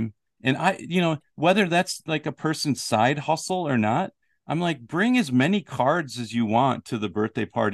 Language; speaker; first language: English; native; English